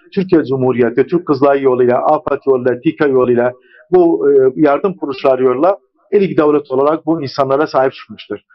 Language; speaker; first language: Turkish; early bilingual, heritage; Arabic